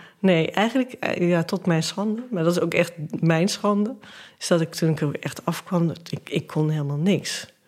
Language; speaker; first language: Dutch; native; Dutch